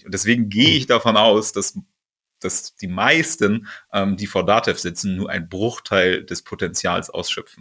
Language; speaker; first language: German; native; German